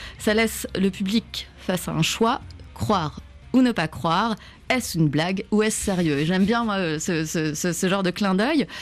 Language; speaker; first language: French; native; French